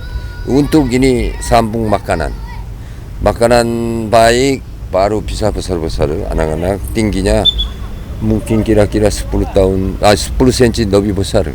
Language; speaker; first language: Indonesian; non-native, learner; Korean